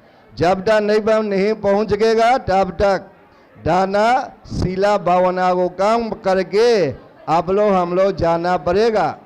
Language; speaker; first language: Hindi; non-native, learner; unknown